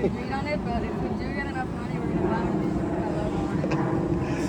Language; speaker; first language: English; native; English